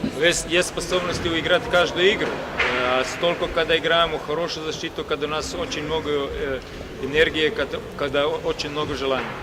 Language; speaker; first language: Russian; non-native, learner; Croatian